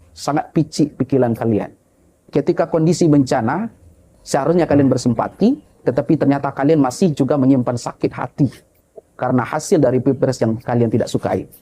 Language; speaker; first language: Indonesian; non-native, local second language; Minangkabau